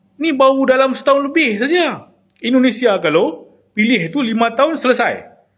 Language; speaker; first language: Malay; native; Malay